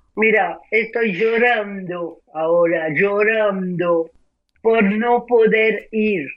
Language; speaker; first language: Spanish; non-native, fluent; French